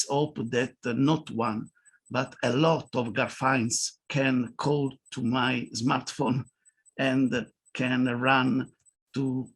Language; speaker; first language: English; non-native, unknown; Italian